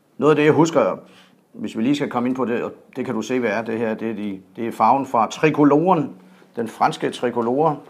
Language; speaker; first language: Danish; native; Danish